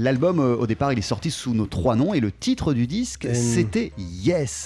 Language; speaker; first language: French; native; French